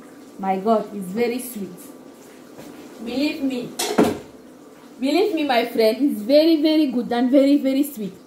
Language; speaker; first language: English; non-native, learner; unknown